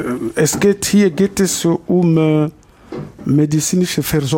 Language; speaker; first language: German; non-native, learner; Lingala